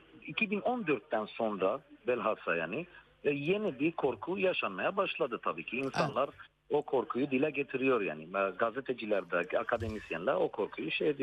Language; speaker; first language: Turkish; non-native, fluent; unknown